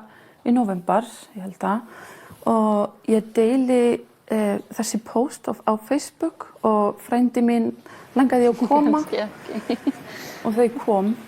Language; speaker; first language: Icelandic; non-native, learner; Kalaallisut